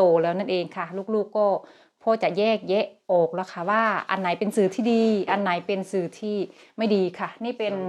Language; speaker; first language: Thai; native; Thai